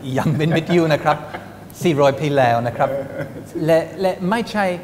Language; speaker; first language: Thai; non-native, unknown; English